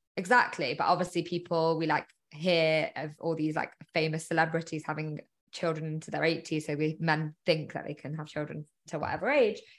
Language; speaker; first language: English; native; English